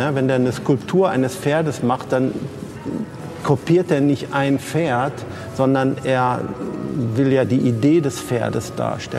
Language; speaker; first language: German; native; German